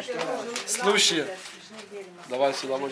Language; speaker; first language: Russian; non-native, learner; Arabic